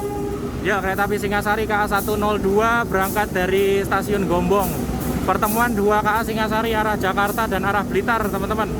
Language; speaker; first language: Indonesian; native; Indonesian